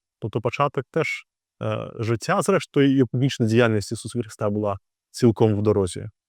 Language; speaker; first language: Ukrainian; native; Ukrainian